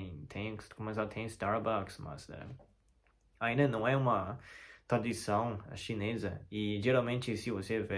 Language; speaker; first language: Portuguese; non-native, learner; Chinese